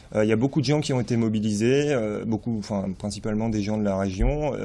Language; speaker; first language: French; native; French